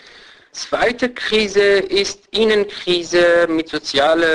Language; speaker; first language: German; non-native, fluent; Persian